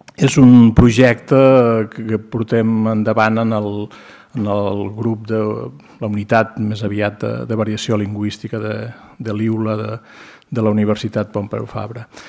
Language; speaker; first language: Catalan; native; Catalan